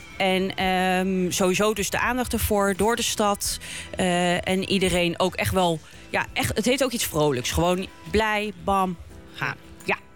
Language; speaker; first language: Dutch; native; Dutch